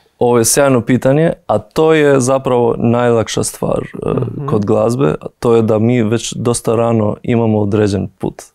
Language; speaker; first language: Croatian; non-native, fluent; Albanian